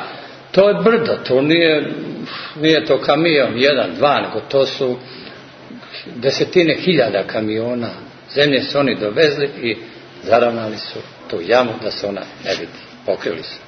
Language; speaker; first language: Serbian; native; Serbian